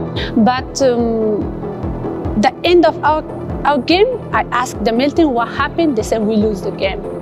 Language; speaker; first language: English; non-native, local second language; Persian